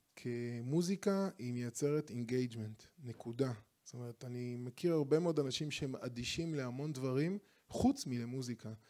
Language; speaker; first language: Hebrew; native; Hebrew